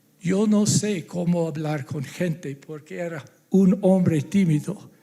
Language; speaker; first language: Spanish; non-native, fluent; English